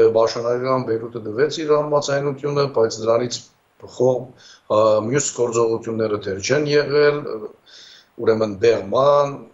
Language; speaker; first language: Armenian; early bilingual, heritage; Armenian